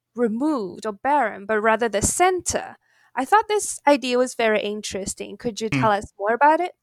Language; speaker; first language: English; non-native, fluent; Chinese